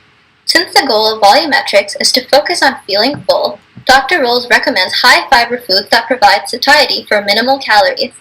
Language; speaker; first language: English; native; English